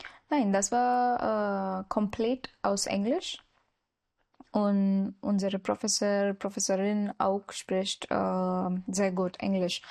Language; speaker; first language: German; non-native, learner; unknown